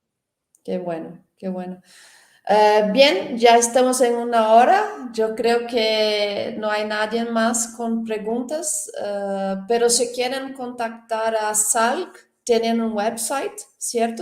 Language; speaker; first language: Spanish; non-native, fluent; Portuguese